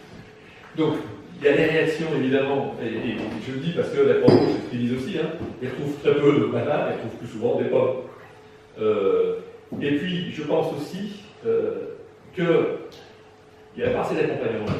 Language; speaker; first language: French; native; French